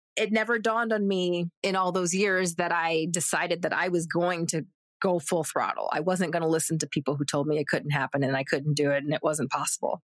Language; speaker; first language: English; native; English